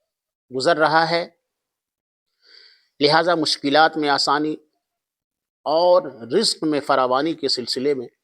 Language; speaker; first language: Urdu; native; Urdu